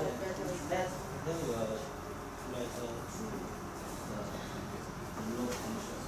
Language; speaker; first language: English; non-native, learner; Chinese